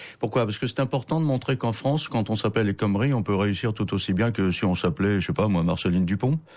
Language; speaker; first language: French; native; French